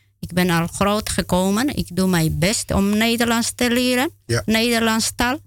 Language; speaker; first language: Dutch; non-native, learner; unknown